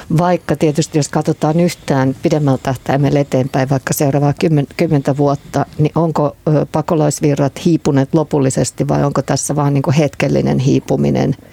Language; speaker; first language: Finnish; native; Finnish